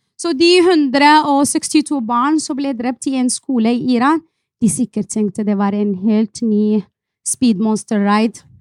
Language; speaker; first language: Norwegian; non-native, fluent; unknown